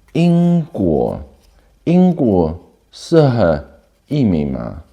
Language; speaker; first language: Chinese; non-native, fluent; Dutch